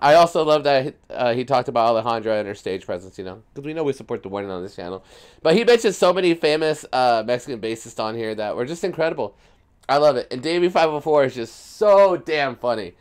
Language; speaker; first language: English; early bilingual, other home language; Spanish